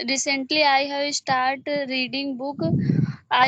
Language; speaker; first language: English; non-native, learner; Hindi